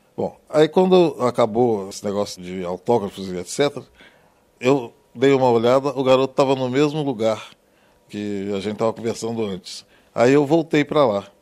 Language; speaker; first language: Portuguese; native; Portuguese